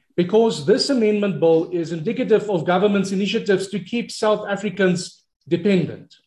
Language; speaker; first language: English; non-native, local second language; Afrikaans